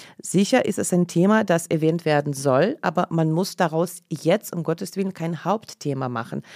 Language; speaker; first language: German; non-native, fluent; Russian